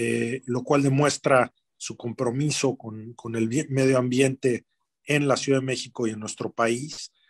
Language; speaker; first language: Spanish; native; Spanish